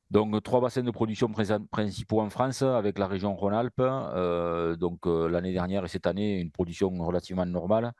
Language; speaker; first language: French; native; French